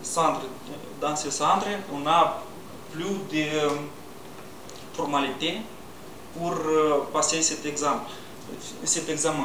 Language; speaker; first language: French; non-native, learner; Romanian